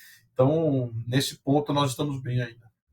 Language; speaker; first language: Portuguese; native; Portuguese